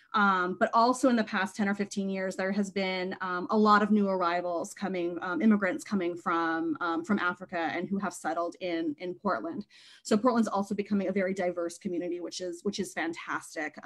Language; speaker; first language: English; native; English